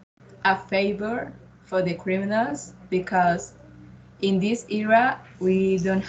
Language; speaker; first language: English; non-native, learner; Spanish